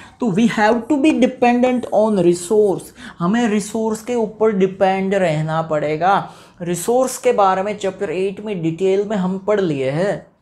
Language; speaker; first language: Hindi; non-native, local second language; Gujarati